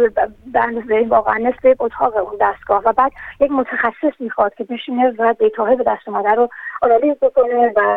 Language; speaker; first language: Persian; native; Persian